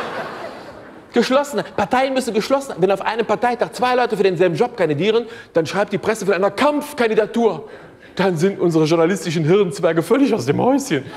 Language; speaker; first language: German; native; German